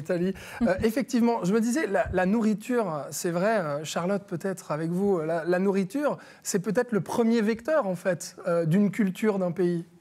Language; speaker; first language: French; native; French